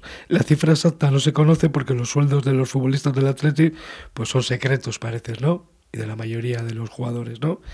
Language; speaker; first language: Spanish; native; Spanish